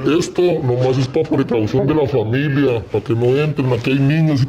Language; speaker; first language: Spanish; native; Spanish